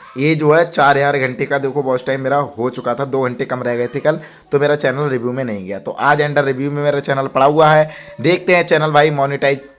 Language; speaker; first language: Hindi; native; Hindi